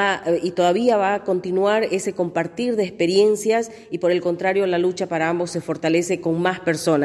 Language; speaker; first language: Spanish; native; Spanish